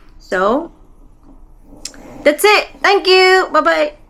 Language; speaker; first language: English; non-native, local second language; Cebuano